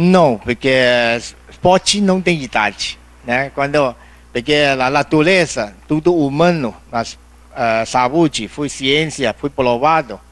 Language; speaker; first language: Portuguese; non-native, learner; Chinese